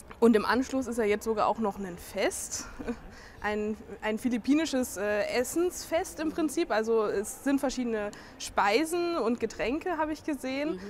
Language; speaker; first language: German; native; German